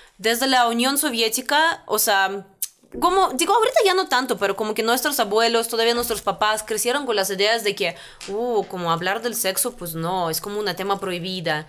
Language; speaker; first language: Spanish; non-native, fluent; Russian